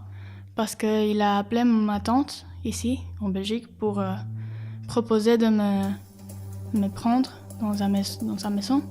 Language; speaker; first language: French; non-native, fluent; Spanish